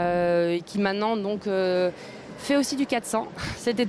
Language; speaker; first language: French; native; French